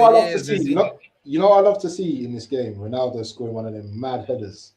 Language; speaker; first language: English; native; English